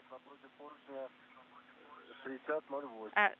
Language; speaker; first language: Russian; native; Russian